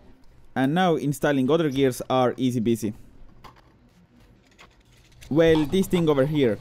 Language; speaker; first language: English; non-native, fluent; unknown